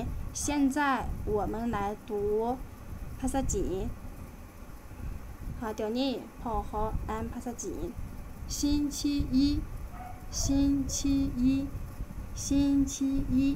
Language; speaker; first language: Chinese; non-native, fluent; Lao